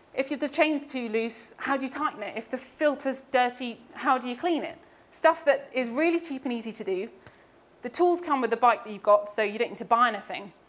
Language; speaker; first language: English; native; English